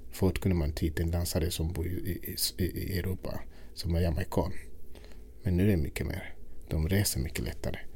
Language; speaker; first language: Swedish; non-native, fluent; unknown